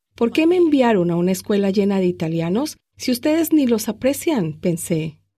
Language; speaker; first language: Spanish; non-native, fluent; English